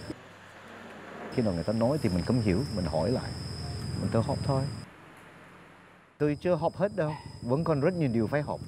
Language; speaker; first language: Vietnamese; non-native, fluent; Malay